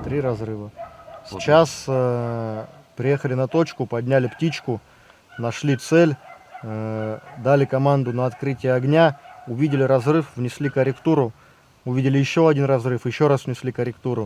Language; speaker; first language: Russian; native; Russian